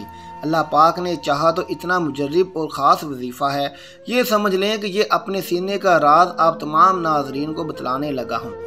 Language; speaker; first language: Urdu; native; Urdu